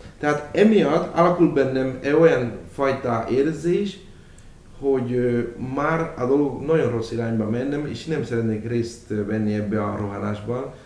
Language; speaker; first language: Hungarian; non-native, fluent; Spanish